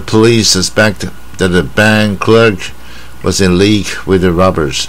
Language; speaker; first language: English; non-native, fluent; Chinese